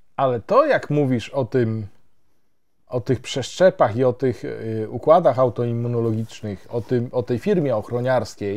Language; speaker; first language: Polish; native; Polish